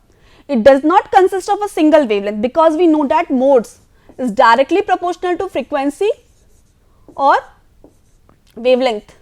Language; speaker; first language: English; non-native, local second language; Hindi